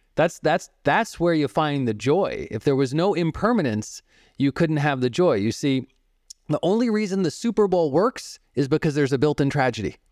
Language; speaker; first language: English; native; English